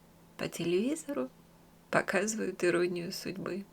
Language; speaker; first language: Russian; native; Russian